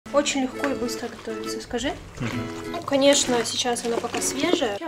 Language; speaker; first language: Russian; native; Russian